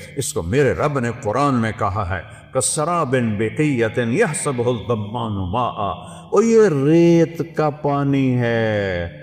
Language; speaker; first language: Urdu; non-native, local second language; Saraiki